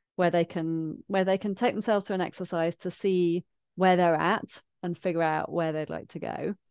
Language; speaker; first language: English; native; English